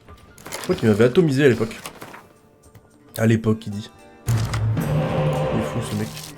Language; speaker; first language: French; native; French